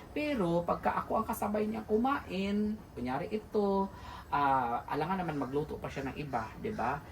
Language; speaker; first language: Filipino; non-native, local second language; Cebuano